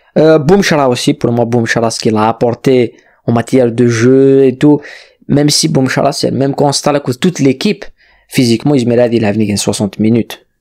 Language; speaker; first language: French; non-native, local second language; Kabyle